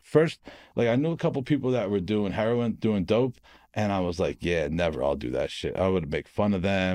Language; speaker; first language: English; native; English